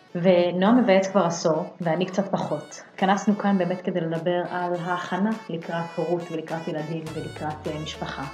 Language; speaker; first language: Hebrew; early bilingual, heritage; Hebrew